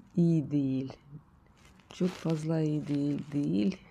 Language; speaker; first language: Turkish; non-native, learner; Russian